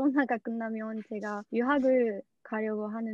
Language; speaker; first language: Korean; non-native, learner; Japanese